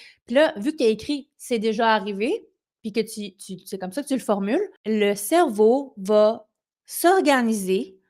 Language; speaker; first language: French; native; French